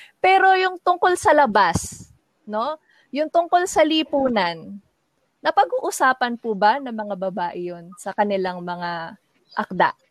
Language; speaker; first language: Filipino; native; Filipino